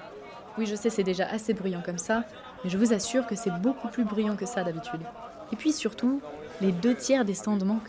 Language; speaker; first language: French; native; French